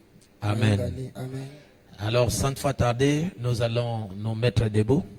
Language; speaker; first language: French; non-native, local second language; Lingala